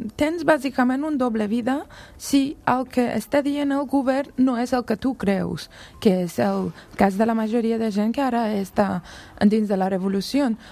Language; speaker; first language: Catalan; non-native, fluent; Persian